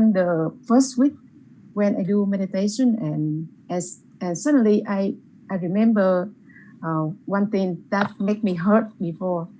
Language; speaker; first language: English; non-native, learner; Vietnamese